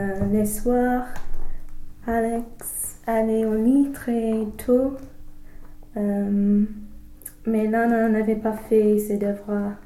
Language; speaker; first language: French; non-native, learner; English